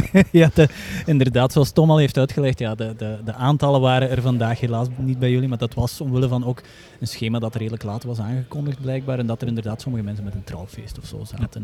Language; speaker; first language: Dutch; native; Dutch